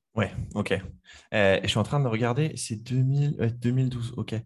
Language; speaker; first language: French; native; French